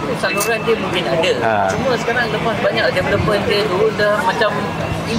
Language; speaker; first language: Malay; non-native, local second language; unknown